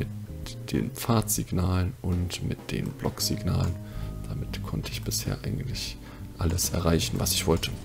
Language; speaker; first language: German; native; German